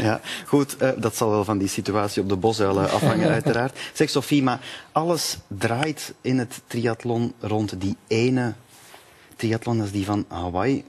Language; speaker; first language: Dutch; native; Dutch